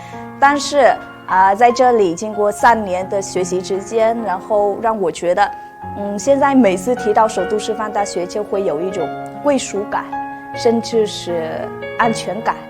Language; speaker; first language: Chinese; non-native, fluent; Vietnamese